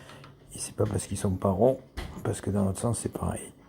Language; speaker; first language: French; native; French